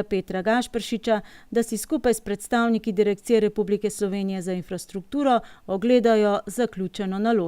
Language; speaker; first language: Slovenian; native; Slovenian